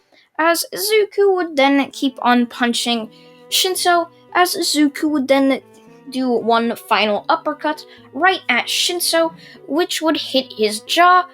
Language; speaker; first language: English; native; English